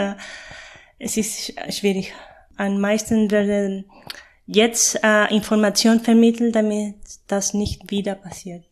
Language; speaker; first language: German; non-native, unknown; Spanish